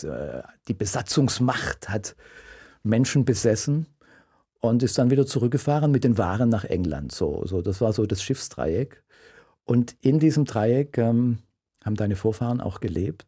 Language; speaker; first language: German; native; German